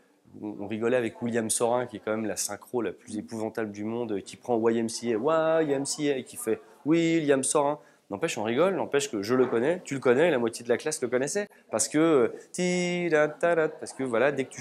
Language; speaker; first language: French; native; French